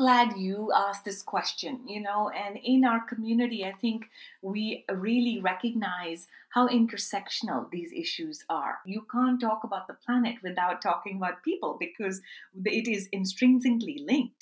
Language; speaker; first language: English; non-native, local second language; Urdu